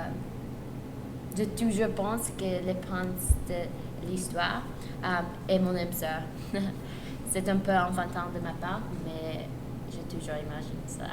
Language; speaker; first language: French; non-native, learner; Spanish